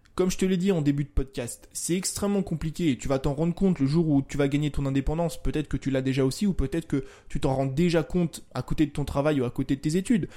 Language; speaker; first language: French; native; French